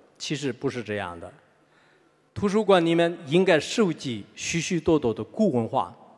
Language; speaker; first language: Chinese; non-native, local second language; Tibetan